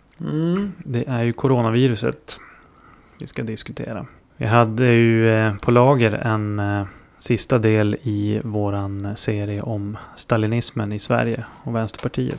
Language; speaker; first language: Swedish; native; Swedish